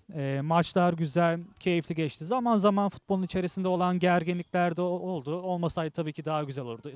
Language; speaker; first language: Turkish; native; Turkish